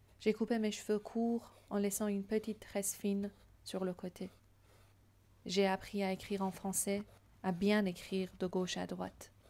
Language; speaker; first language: French; non-native, fluent; Persian